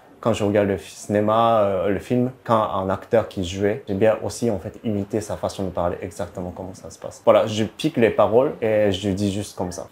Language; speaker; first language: French; non-native, fluent; Japanese